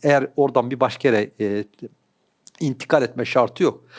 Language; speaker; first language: Turkish; native; Turkish